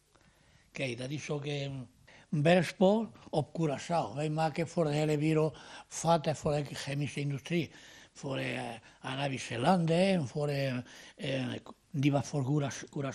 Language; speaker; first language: Dutch; non-native, fluent; Spanish